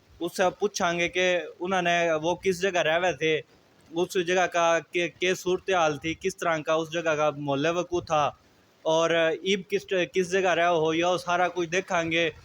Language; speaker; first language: Hindi; native; Hindi